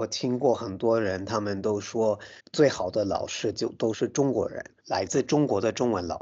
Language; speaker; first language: Chinese; non-native, fluent; English